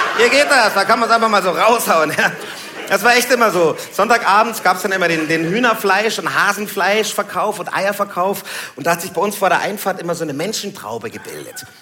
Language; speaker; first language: German; native; German